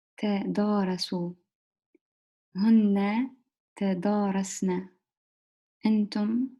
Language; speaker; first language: Arabic; non-native, learner; English